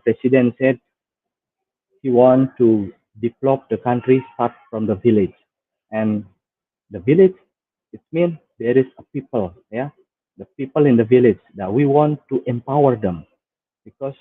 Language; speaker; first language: English; non-native, fluent; Indonesian